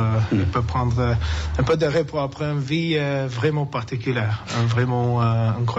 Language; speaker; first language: French; non-native, learner; English